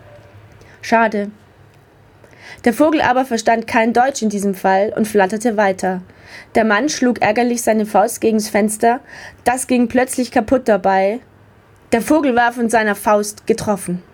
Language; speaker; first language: German; native; German